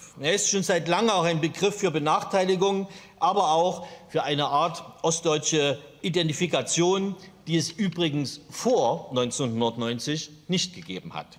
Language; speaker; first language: German; native; German